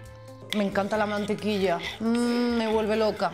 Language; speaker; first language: Spanish; native; Spanish